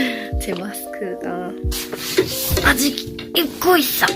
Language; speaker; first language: Korean; non-native, learner; English